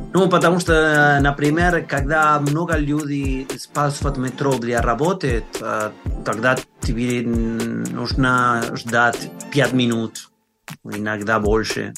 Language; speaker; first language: Russian; non-native, learner; Spanish